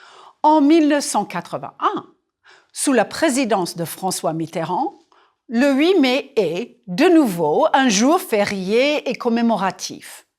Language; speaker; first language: French; non-native, fluent; English